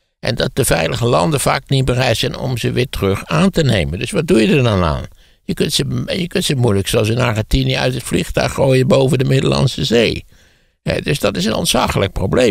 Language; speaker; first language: Dutch; native; Dutch